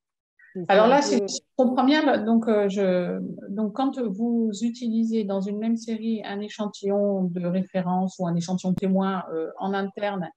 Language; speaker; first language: French; native; French